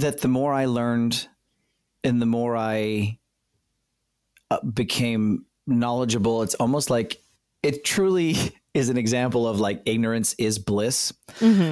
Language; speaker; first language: English; native; English